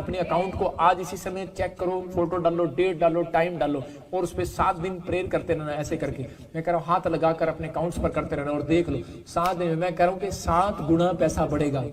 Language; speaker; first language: Hindi; non-native, local second language; Punjabi